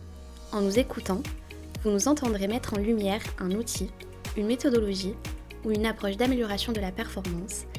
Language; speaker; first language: French; native; French